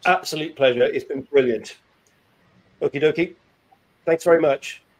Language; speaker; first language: English; native; English